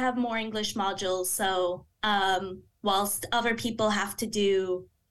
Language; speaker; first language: English; native; English